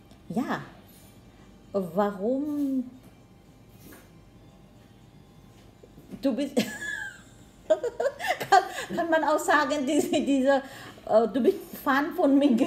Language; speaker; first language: German; non-native, learner; Vietnamese